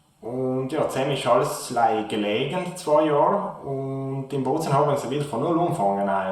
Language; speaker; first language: German; non-native, learner; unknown